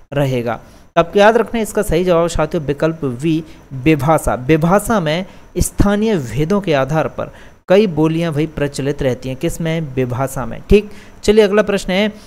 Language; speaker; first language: Hindi; native; Hindi